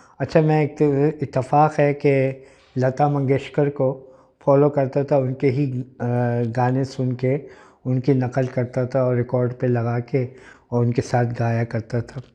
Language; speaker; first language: Urdu; native; Urdu